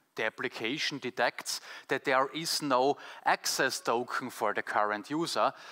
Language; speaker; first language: English; non-native, fluent; German